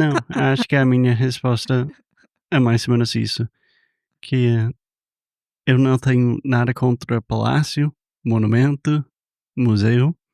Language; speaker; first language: Portuguese; non-native, fluent; English